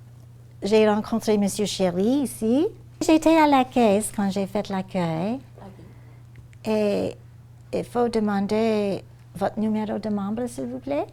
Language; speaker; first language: French; non-native, fluent; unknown